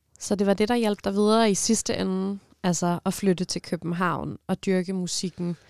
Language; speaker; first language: Danish; native; Danish